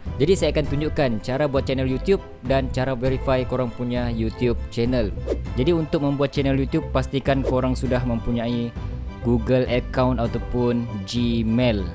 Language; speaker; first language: Malay; native; Malay